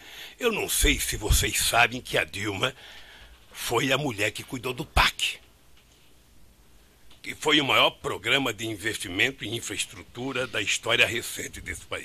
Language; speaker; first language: Portuguese; native; Portuguese